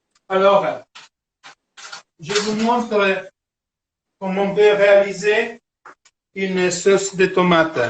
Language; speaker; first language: French; non-native, fluent; Italian